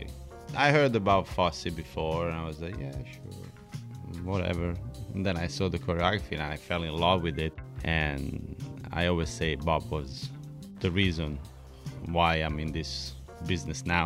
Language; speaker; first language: English; non-native, fluent; Italian